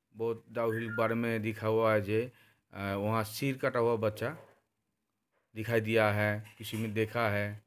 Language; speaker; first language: Hindi; non-native, local second language; Bangla